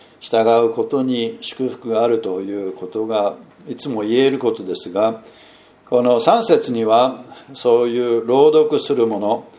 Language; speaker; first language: Japanese; non-native, fluent; English